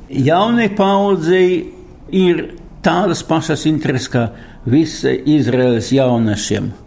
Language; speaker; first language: Latvian; non-native, local second language; Russian